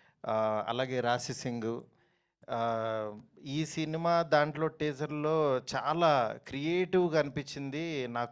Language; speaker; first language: Telugu; native; Telugu